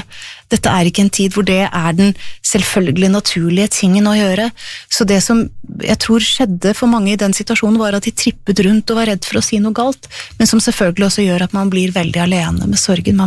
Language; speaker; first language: Norwegian; native; Norwegian